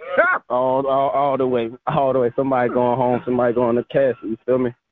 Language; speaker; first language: English; native; English